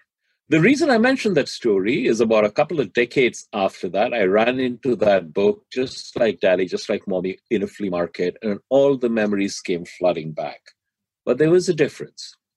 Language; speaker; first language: English; non-native, local second language; Hindi